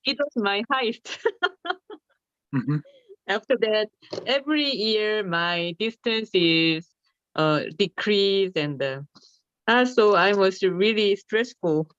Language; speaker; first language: English; non-native, learner; Korean